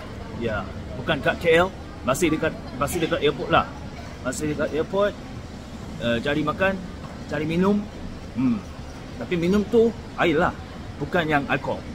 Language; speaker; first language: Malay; non-native, fluent; Korean